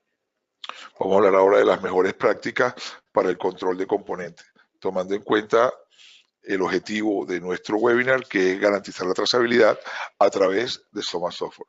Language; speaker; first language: Spanish; native; Spanish